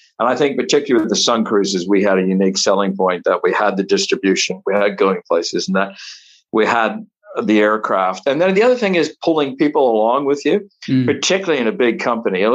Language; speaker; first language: English; native; English